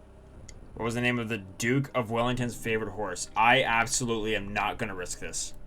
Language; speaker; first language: English; native; English